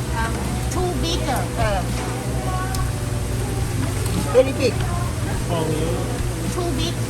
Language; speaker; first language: English; non-native, learner; Thai